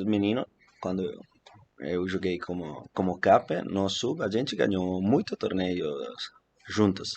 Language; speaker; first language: Portuguese; non-native, fluent; Italian